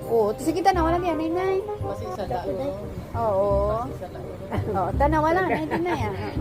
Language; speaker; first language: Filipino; non-native, local second language; Hiligaynon